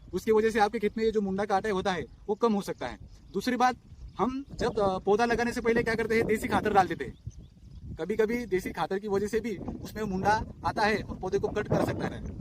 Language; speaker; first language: Hindi; non-native, local second language; Marathi